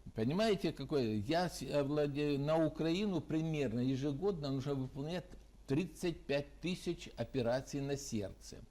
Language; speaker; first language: Russian; native; Russian